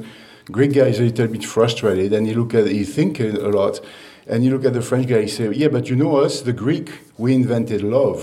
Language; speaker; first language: English; non-native, fluent; French